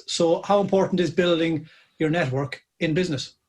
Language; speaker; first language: English; native; English